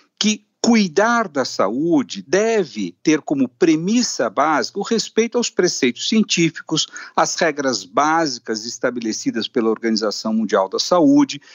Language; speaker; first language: Portuguese; native; Portuguese